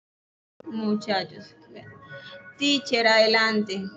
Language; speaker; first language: Spanish; native; Spanish